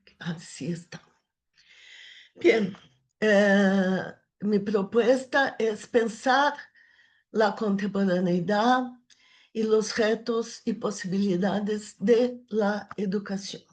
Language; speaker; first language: Spanish; non-native, fluent; Portuguese